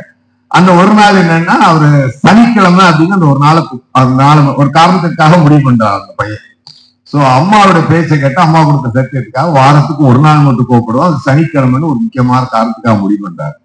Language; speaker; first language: Tamil; native; Tamil